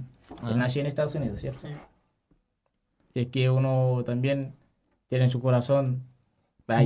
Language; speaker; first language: Spanish; non-native, learner; Haitian Creole